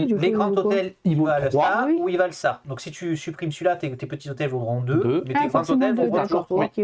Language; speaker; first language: French; native; French